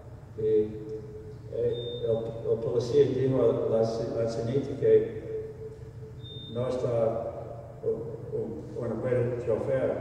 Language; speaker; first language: Spanish; non-native, fluent; English